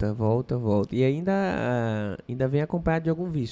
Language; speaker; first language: Portuguese; native; Portuguese